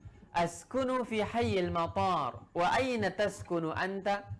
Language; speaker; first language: Arabic; non-native, fluent; Indonesian